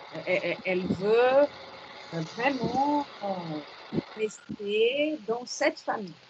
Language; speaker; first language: French; non-native, fluent; Portuguese